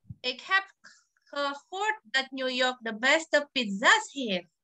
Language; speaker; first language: English; non-native, learner; Indonesian